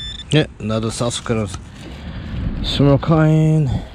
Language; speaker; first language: English; non-native, learner; Korean